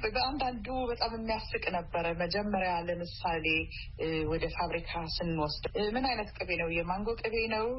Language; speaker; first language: Amharic; native; Amharic